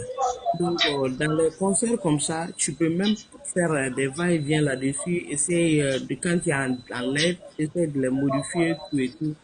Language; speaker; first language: French; non-native, local second language; Bambara